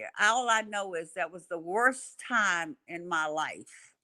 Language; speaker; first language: English; native; English